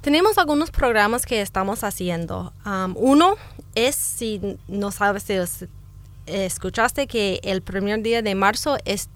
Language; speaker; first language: Spanish; non-native, fluent; English